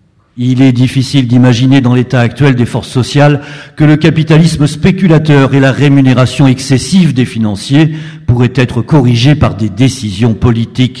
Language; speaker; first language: French; native; French